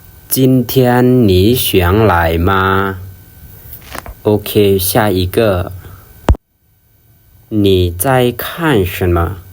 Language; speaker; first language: Chinese; non-native, fluent; Lao